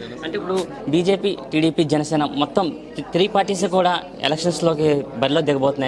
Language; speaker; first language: Telugu; native; Telugu